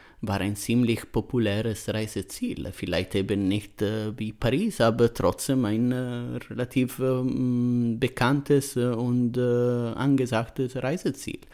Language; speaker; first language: German; non-native, fluent; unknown